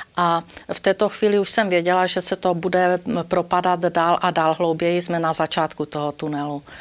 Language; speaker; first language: Czech; native; Czech